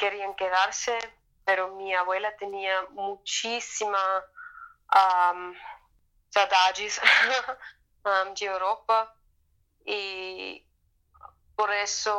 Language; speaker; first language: Spanish; non-native, fluent; German